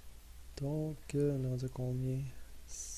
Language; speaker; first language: French; native; French